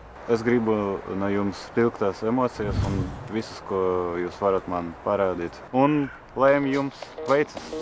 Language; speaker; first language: Latvian; non-native, local second language; Russian